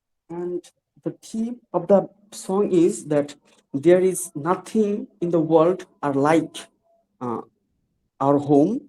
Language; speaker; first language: English; non-native, learner; Bangla